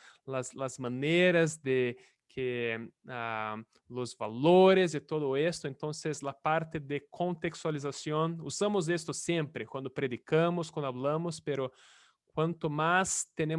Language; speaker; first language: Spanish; non-native, fluent; Portuguese